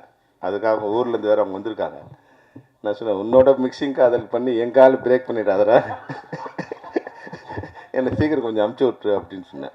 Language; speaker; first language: Tamil; native; Tamil